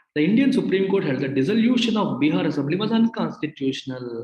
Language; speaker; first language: English; non-native, local second language; Telugu